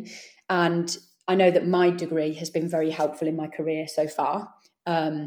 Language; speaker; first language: English; native; English